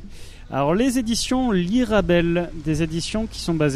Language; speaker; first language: French; native; French